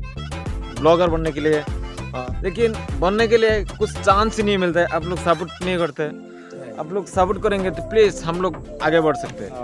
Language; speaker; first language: Hindi; non-native, local second language; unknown